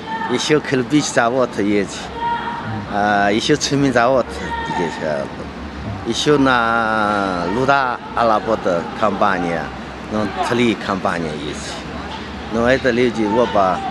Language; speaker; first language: Russian; non-native, learner; Chinese